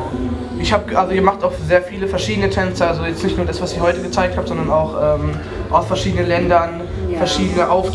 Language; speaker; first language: German; native; German